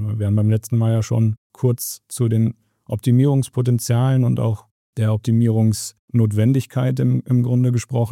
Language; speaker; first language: German; native; German